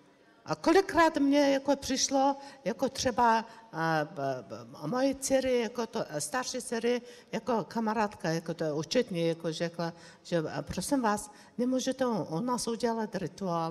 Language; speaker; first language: Czech; non-native, learner; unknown